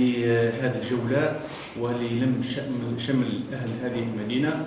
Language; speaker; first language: Arabic; native; Arabic